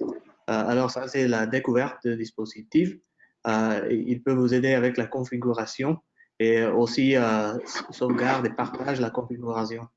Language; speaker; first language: French; non-native, fluent; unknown